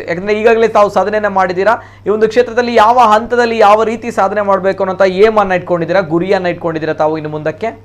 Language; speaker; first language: Kannada; native; Kannada